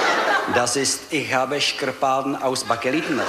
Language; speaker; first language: German; non-native, learner; Czech